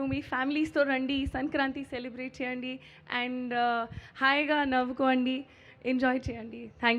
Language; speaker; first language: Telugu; non-native, learner; Hindi